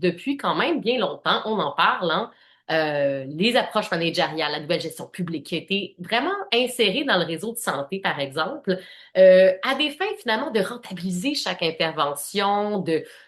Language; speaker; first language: French; native; French